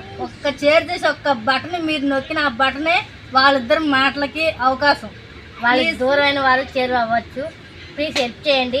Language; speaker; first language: Telugu; native; Telugu